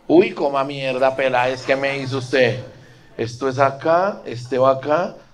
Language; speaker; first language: Spanish; native; Spanish